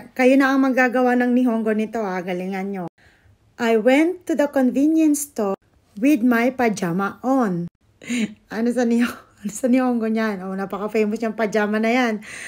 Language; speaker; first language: Filipino; native; Filipino